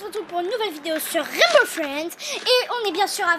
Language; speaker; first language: French; native; French